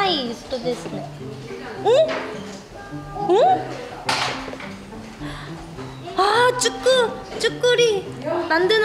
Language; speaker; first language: Japanese; non-native, learner; Korean